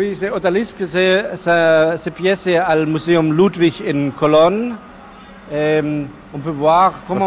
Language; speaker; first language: French; non-native, learner; German